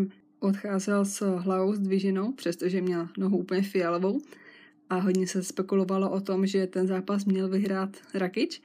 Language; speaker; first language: Czech; native; Czech